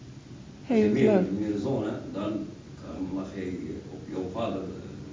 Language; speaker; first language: Dutch; non-native, learner; Arabic